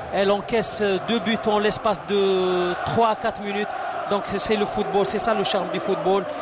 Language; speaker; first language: French; non-native, local second language; Arabic